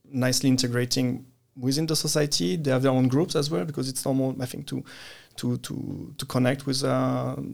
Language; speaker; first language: English; non-native, fluent; French